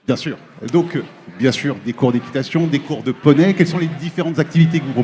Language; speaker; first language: French; native; French